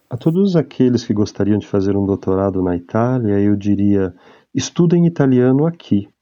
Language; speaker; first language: Portuguese; native; Portuguese